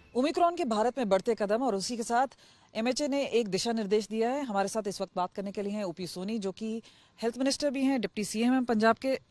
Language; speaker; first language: Hindi; native; Hindi